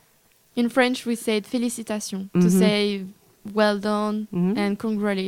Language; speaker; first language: English; non-native, learner; French